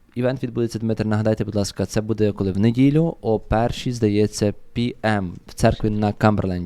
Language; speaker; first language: Ukrainian; native; Ukrainian